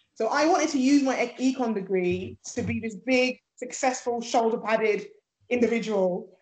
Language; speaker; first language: English; early bilingual, other home language; Yoruba